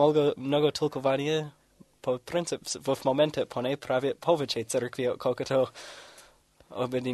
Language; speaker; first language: Bulgarian; non-native, fluent; English